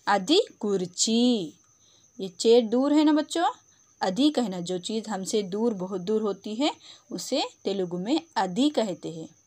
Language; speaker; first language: Hindi; non-native, local second language; Telugu